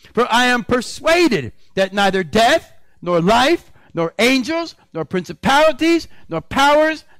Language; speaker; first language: English; native; English